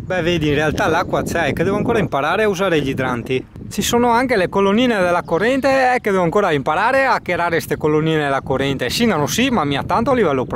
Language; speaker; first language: Italian; native; Italian